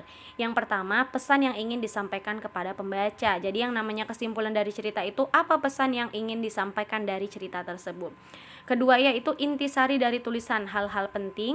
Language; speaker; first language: Indonesian; native; Indonesian